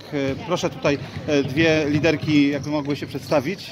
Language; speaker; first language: Polish; native; Polish